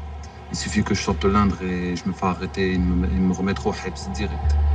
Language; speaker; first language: French; native; French